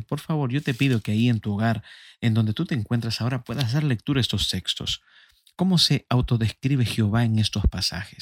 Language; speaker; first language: Spanish; native; Spanish